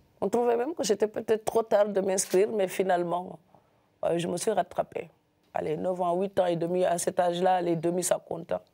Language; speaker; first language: French; non-native, local second language; Serer